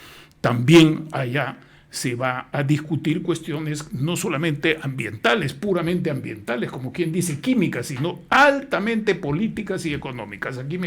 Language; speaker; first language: Spanish; native; Spanish